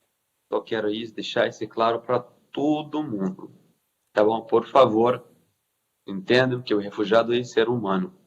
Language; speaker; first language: Portuguese; non-native, fluent; Arabic